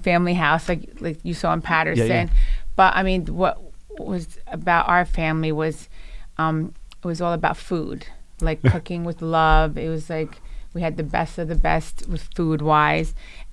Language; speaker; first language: English; early bilingual, other home language; Italian